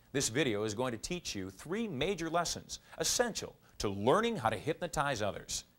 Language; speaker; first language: English; native; English